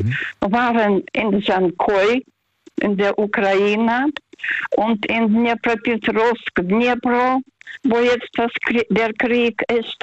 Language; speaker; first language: German; non-native, learner; Russian